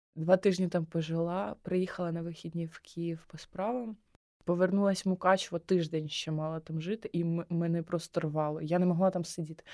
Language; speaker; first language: Ukrainian; non-native, local second language; Russian